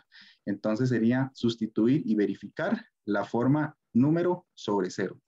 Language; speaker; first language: Spanish; native; Spanish